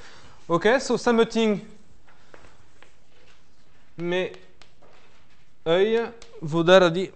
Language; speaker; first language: Swedish; non-native, fluent; French